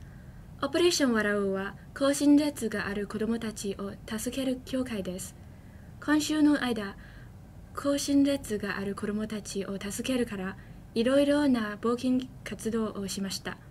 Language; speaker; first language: Japanese; non-native, learner; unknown